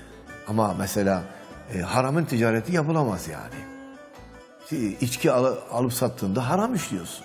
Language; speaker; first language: Turkish; native; Turkish